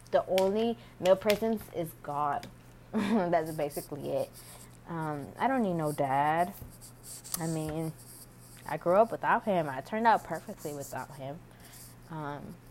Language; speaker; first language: English; native; English